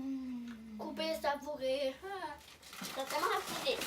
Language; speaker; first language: French; native; French